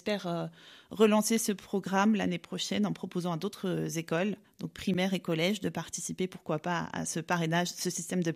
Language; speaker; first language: French; native; French